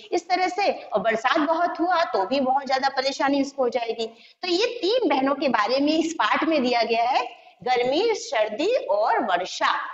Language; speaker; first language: Hindi; non-native, local second language; Gujarati